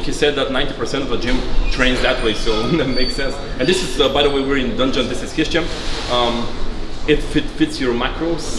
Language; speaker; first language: English; non-native, fluent; Bulgarian